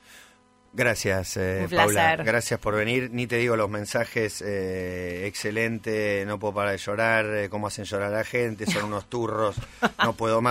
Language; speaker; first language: Spanish; native; Spanish